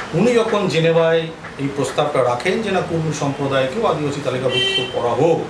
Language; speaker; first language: Bangla; non-native, local second language; Santali